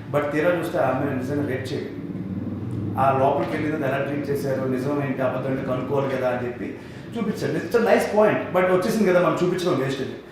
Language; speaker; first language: Telugu; native; Telugu